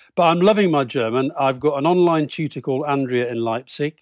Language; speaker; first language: English; native; English